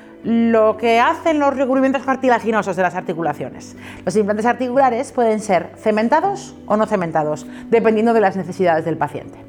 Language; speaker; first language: Spanish; native; Spanish